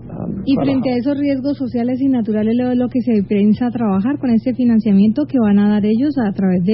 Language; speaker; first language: Spanish; native; Spanish